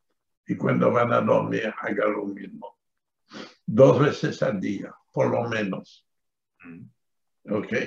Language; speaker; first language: Spanish; non-native, fluent; French